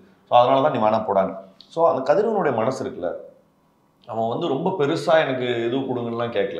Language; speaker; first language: Tamil; native; Tamil